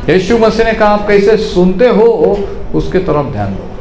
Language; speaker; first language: Hindi; non-native, local second language; Marathi